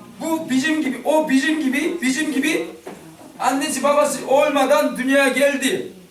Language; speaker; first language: Turkish; non-native, learner; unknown